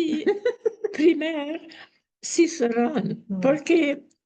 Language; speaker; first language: Spanish; non-native, learner; English